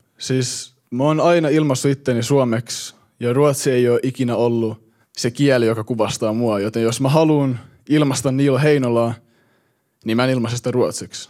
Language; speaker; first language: Finnish; early bilingual, heritage; Finnish